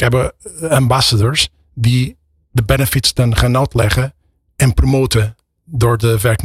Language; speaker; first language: Dutch; non-native, fluent; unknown